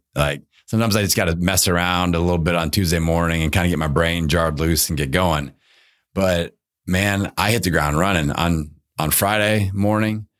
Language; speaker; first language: English; native; English